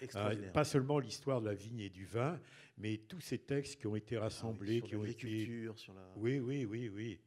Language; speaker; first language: French; native; French